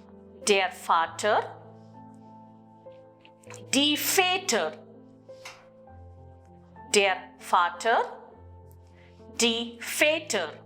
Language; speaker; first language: German; non-native, fluent; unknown